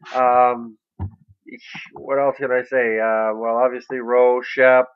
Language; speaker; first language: English; native; English